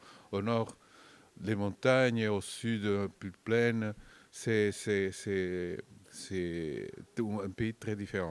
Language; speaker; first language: French; non-native, fluent; Portuguese